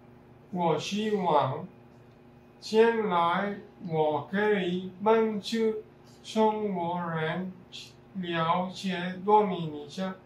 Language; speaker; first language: Chinese; non-native, learner; Spanish